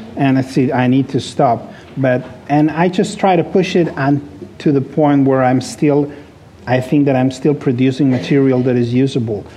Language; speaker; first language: English; non-native, fluent; Spanish